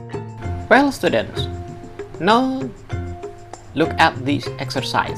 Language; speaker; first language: English; non-native, learner; Indonesian